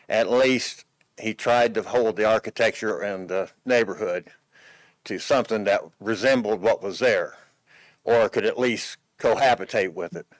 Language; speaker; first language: English; native; English